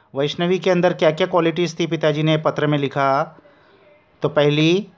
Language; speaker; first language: Hindi; non-native, local second language; Marathi